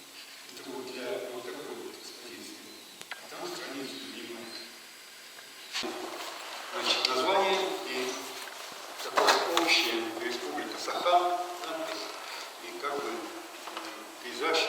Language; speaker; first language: Russian; native; Russian